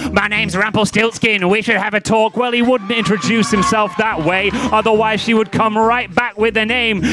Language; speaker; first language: English; native; English